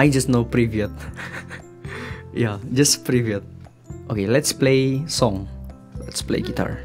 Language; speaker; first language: English; non-native, learner; Indonesian